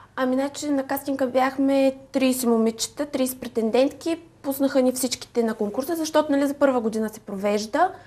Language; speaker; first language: Bulgarian; native; Bulgarian